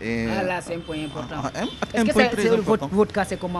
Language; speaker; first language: French; non-native, local second language; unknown